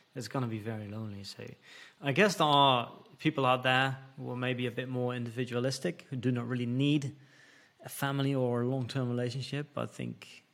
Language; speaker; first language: English; non-native, fluent; Dutch